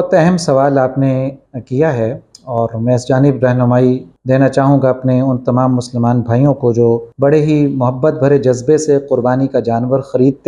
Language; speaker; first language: Urdu; native; Urdu